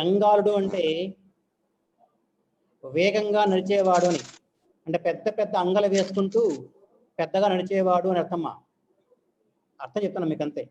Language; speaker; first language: Telugu; native; Telugu